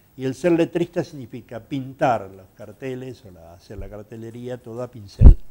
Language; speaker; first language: Spanish; native; Spanish